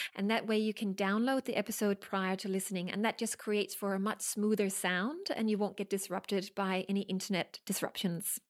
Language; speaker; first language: English; non-native, fluent; Danish